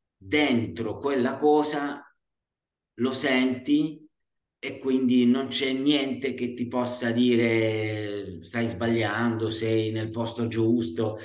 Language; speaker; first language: Italian; native; Italian